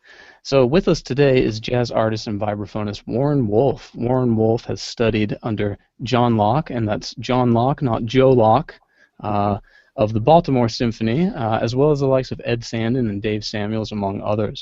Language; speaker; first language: English; native; English